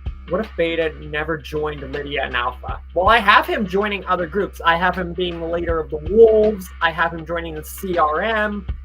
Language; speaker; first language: English; native; English